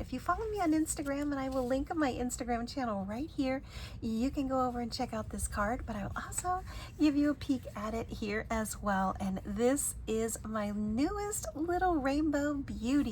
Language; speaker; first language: English; native; English